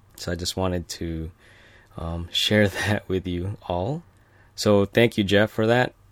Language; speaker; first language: English; early bilingual, other home language; Filipino